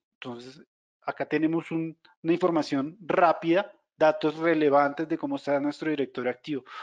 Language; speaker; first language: Spanish; native; Spanish